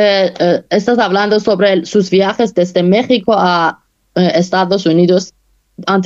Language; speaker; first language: Spanish; non-native, fluent; Persian